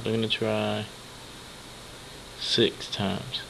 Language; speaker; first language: English; native; English